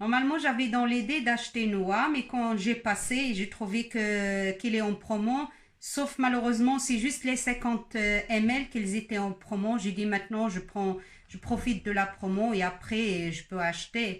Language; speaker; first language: French; non-native, local second language; Arabic